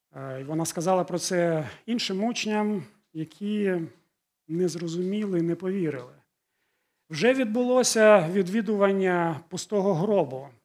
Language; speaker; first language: Ukrainian; non-native, local second language; Russian